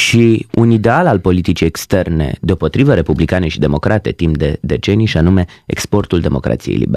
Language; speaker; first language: Romanian; native; Romanian